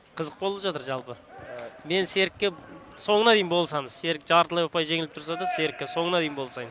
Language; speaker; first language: Kazakh; native; Kazakh